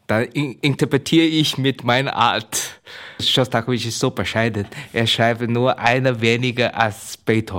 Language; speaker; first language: German; non-native, learner; Chinese